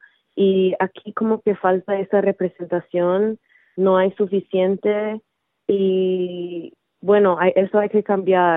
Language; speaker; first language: Spanish; early bilingual, heritage; Spanish